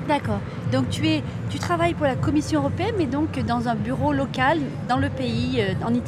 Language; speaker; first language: French; native; French